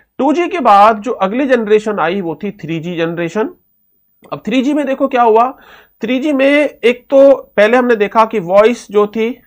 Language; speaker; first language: Hindi; native; Hindi